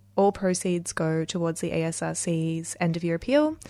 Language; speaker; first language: English; native; English